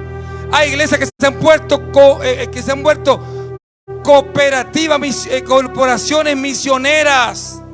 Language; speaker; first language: Spanish; native; Spanish